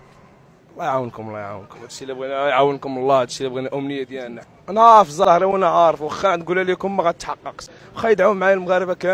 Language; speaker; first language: Arabic; native; Arabic